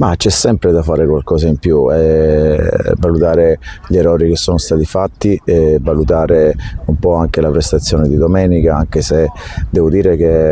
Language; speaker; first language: Italian; native; Italian